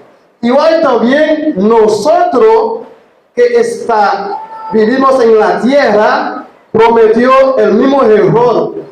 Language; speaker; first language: Spanish; non-native, learner; Haitian Creole